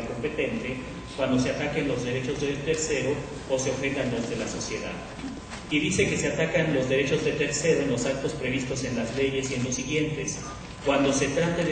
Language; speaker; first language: Spanish; native; Spanish